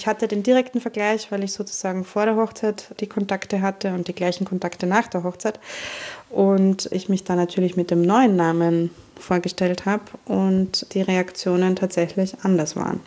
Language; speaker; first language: German; native; German